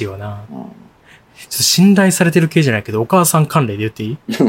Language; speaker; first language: Japanese; native; Japanese